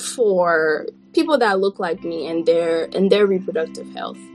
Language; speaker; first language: English; non-native, fluent; French